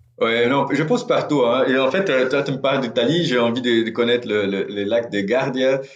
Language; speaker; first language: French; non-native, fluent; Portuguese